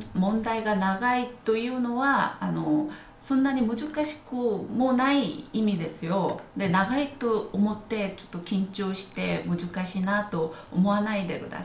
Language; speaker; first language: Japanese; non-native, fluent; Korean